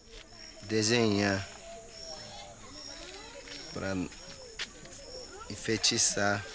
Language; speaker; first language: Portuguese; non-native, local second language; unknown